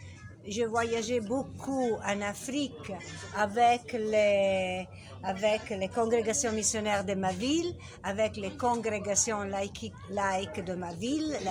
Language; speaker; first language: French; non-native, learner; Italian